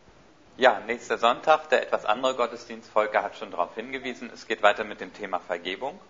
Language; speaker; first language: German; native; German